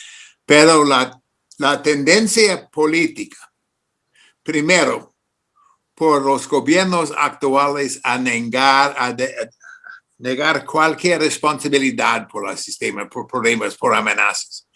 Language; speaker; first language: Spanish; non-native, fluent; English